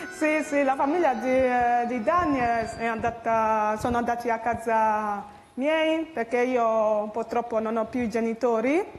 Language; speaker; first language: Italian; non-native, fluent; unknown